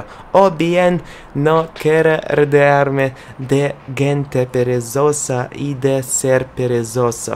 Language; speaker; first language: Spanish; non-native, learner; Russian